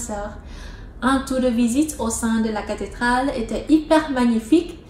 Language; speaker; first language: French; non-native, fluent; Vietnamese